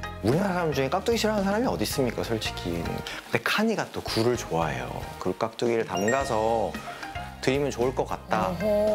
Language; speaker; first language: Korean; native; Korean